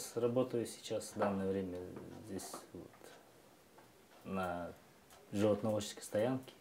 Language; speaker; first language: Russian; non-native, local second language; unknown